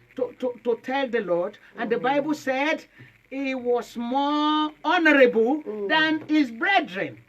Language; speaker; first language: English; non-native, local second language; Yoruba